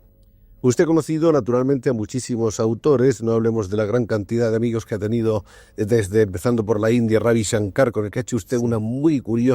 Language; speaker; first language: Spanish; native; Spanish